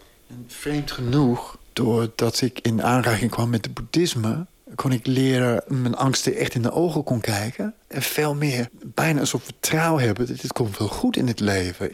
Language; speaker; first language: Dutch; non-native, fluent; English